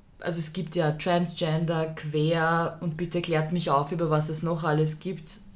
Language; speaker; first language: German; early bilingual, other home language; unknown